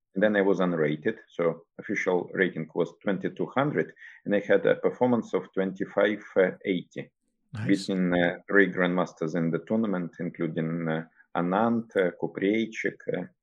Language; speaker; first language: English; non-native, fluent; Russian